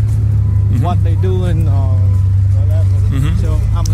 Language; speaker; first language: English; non-native, learner; Vietnamese